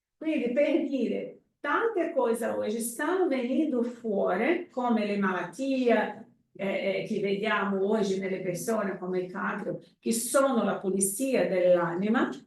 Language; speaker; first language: Italian; non-native, fluent; Portuguese